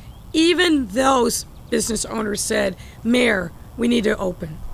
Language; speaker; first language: English; native; English